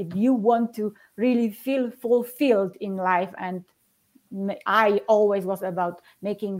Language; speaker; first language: English; non-native, fluent; Polish